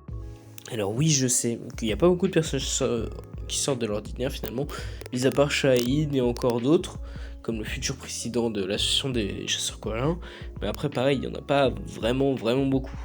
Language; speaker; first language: French; native; French